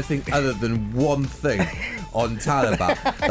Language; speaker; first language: English; native; English